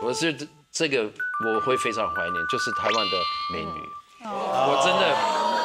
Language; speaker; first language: Chinese; non-native, fluent; German